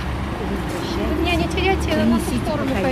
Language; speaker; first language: Russian; native; Russian